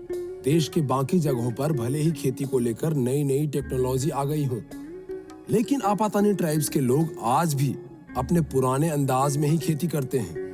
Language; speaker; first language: Hindi; native; Hindi